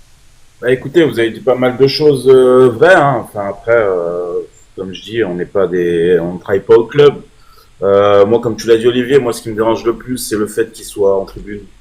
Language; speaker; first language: French; native; French